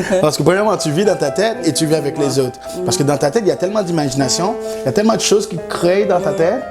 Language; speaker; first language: French; non-native, local second language; Haitian Creole